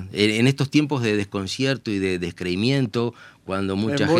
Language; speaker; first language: Spanish; native; Spanish